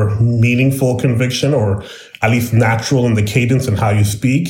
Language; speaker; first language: English; native; English